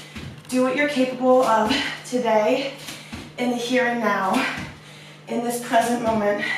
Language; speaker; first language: English; native; English